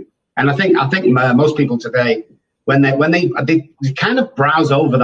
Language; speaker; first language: English; native; English